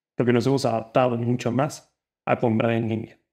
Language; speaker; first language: Spanish; native; Spanish